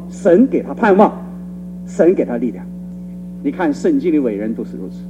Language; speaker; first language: Chinese; non-native, local second language; Cantonese